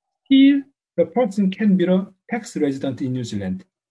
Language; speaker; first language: English; non-native, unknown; Korean